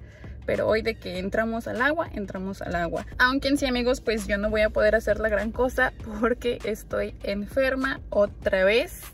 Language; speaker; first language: Spanish; native; Spanish